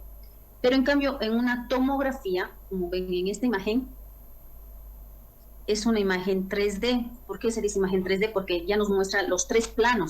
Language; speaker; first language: Spanish; native; Spanish